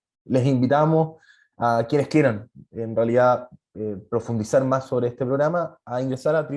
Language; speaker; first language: Spanish; native; Spanish